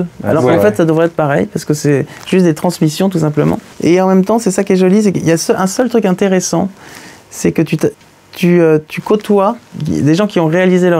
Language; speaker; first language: French; native; French